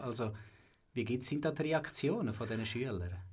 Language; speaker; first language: German; native; German